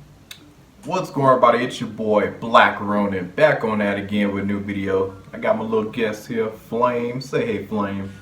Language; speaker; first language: English; native; English